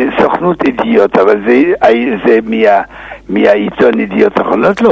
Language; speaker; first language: Hebrew; non-native, fluent; English